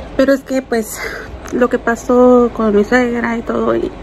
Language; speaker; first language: Spanish; early bilingual, heritage; Spanish